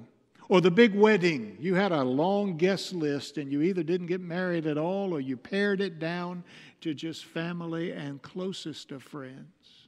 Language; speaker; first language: English; native; English